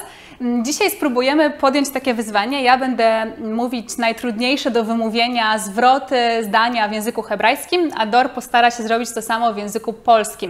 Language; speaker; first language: Polish; native; Polish